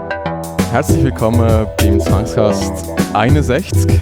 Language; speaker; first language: German; native; German